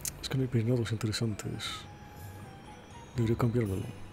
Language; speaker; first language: Spanish; native; Spanish